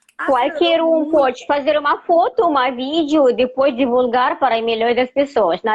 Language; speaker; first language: Portuguese; non-native, fluent; Russian